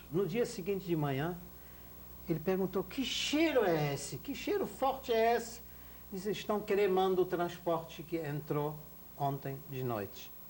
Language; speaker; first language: Portuguese; non-native, fluent; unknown